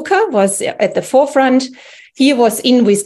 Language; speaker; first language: English; non-native, fluent; German